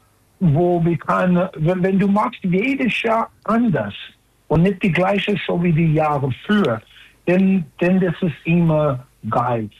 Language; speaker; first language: German; non-native, learner; English